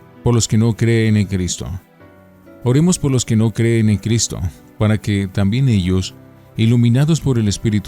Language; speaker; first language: Spanish; native; Spanish